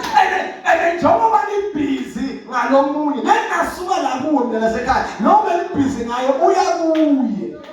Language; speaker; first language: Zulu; non-native, local second language; Swati